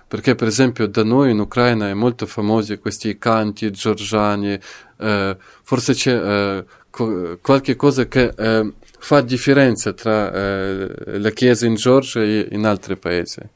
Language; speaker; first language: Italian; non-native, learner; Ukrainian